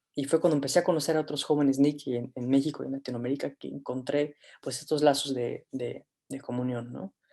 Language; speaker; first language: Spanish; native; Spanish